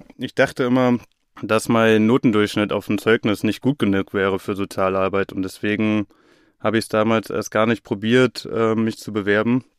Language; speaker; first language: German; native; German